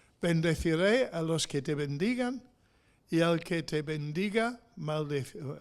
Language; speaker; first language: Spanish; non-native, fluent; English